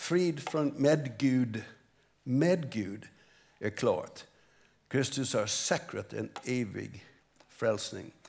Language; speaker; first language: Swedish; non-native, fluent; English